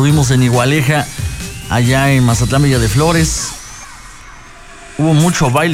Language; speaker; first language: Spanish; native; Spanish